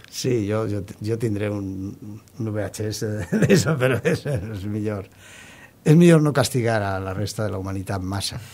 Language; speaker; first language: Catalan; non-native, local second language; Spanish